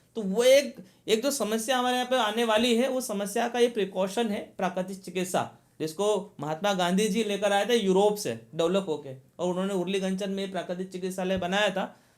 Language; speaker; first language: Hindi; native; Hindi